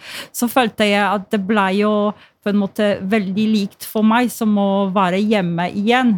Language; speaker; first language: Norwegian; non-native, fluent; Polish